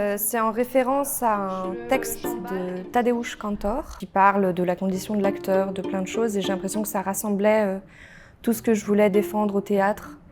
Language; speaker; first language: French; early bilingual, other home language; Polish